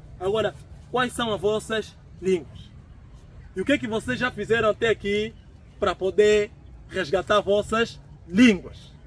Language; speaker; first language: Portuguese; native; Portuguese